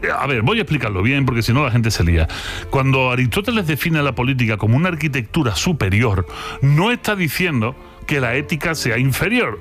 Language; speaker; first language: Spanish; native; Spanish